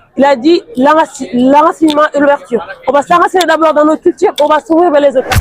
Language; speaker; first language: French; non-native, local second language; Wolof